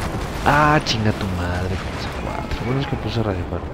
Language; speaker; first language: Spanish; native; Spanish